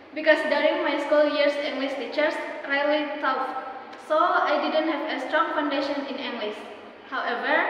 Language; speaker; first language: English; non-native, learner; Indonesian